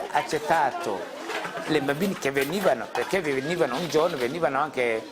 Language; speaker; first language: Italian; non-native, fluent; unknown